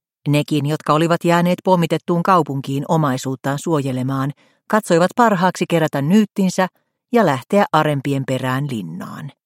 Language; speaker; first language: Finnish; native; Finnish